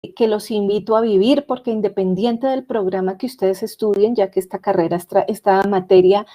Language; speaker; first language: Spanish; native; Spanish